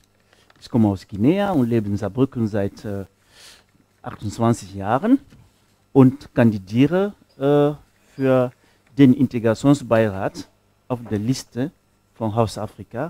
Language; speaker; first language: German; non-native, fluent; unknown